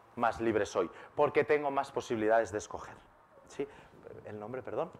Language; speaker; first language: Spanish; native; Spanish